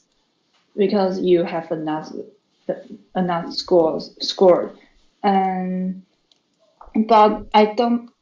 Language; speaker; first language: English; non-native, learner; Chinese